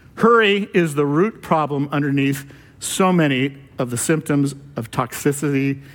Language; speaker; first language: English; native; English